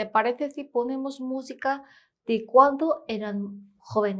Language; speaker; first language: Spanish; non-native, fluent; Korean